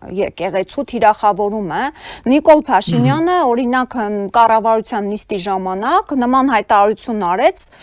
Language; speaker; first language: Armenian; native; Armenian